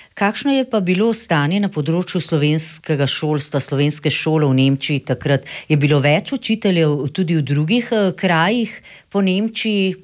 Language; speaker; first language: Slovenian; native; Slovenian